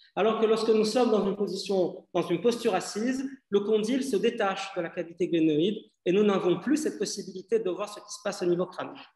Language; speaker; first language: French; non-native, local second language; Arabic